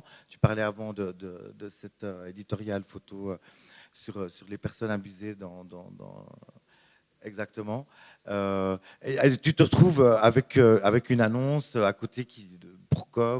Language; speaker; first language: French; native; French